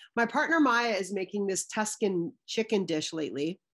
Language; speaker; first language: English; native; English